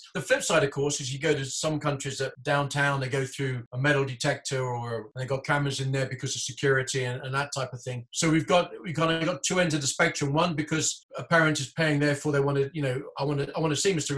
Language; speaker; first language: English; native; English